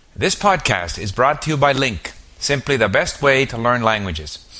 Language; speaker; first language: English; native; English